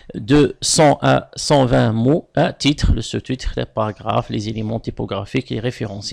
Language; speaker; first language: French; non-native, local second language; Arabic